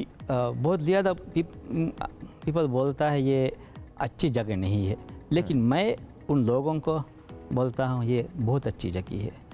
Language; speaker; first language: Hindi; non-native, learner; Divehi